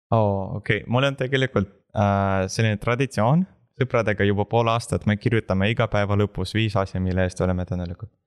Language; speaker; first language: Estonian; non-native, local second language; Russian